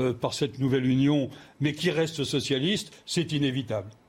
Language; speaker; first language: French; native; French